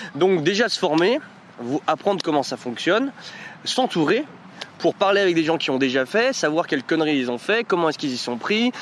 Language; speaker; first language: French; native; French